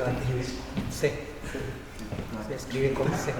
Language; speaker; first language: Spanish; non-native, local second language; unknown